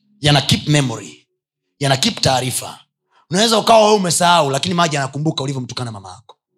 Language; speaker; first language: Swahili; native; Swahili